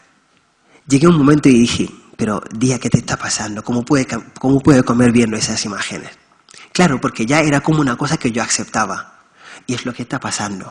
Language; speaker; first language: Spanish; non-native, fluent; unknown